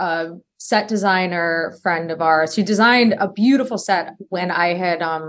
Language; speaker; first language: English; native; English